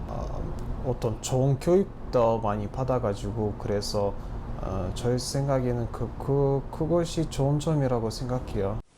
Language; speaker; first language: Korean; non-native, fluent; Uzbek